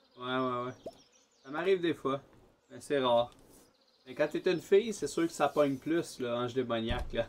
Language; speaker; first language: French; native; French